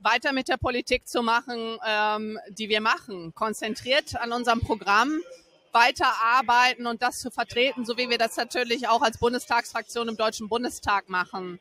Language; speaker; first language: German; native; German